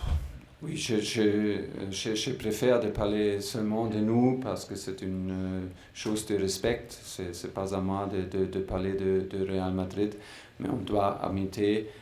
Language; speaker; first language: French; non-native, fluent; German